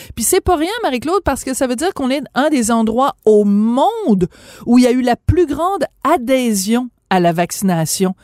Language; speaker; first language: French; native; French